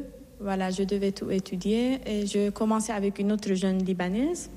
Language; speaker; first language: French; non-native, fluent; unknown